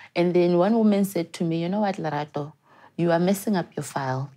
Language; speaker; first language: English; non-native, local second language; Southern Sotho